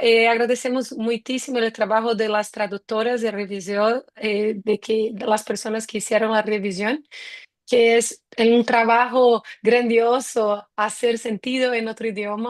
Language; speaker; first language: Spanish; non-native, fluent; Portuguese